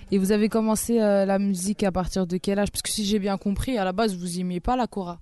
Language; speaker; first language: French; early bilingual, other home language; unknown